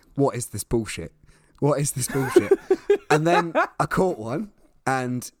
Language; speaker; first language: English; native; English